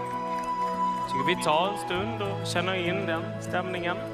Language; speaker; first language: Swedish; native; Swedish